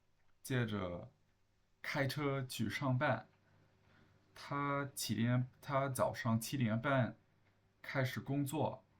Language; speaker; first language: Chinese; non-native, learner; English